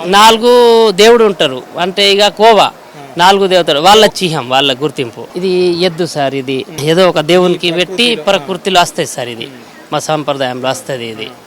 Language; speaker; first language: Telugu; non-native, local second language; Gondi